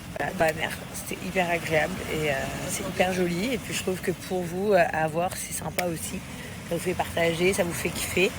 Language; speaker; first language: French; early bilingual, other home language; English